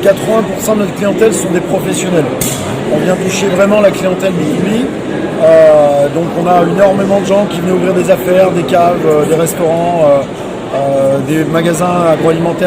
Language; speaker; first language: French; native; French